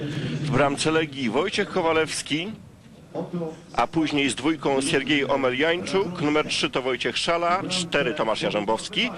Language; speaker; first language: Polish; native; Polish